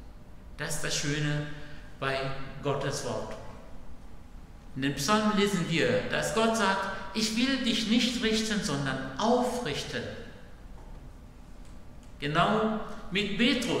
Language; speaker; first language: German; non-native, fluent; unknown